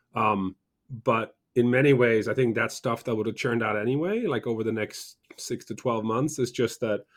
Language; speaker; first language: English; early bilingual, other home language; Norwegian